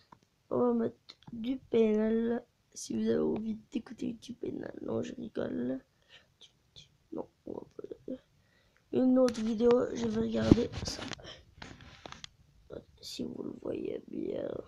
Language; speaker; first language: French; native; French